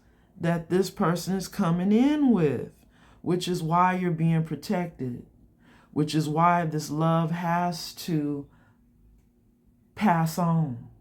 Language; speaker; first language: English; native; English